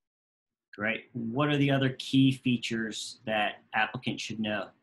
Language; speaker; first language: English; native; English